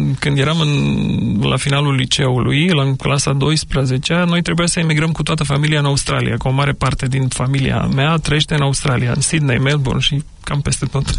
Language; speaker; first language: Romanian; non-native, fluent; Macedonian